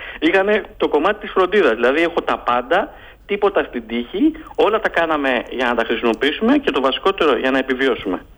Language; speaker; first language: Greek; native; Greek